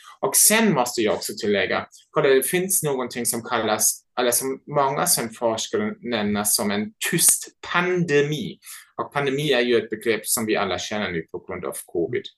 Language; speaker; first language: Swedish; non-native, fluent; German